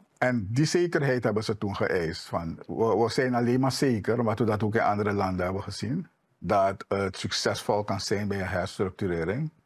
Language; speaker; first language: Dutch; native; Dutch